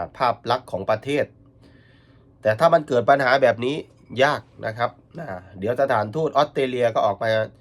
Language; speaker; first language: Thai; native; Thai